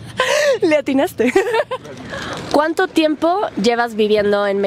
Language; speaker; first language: Spanish; native; Spanish